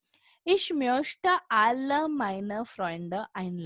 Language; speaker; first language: German; non-native, fluent; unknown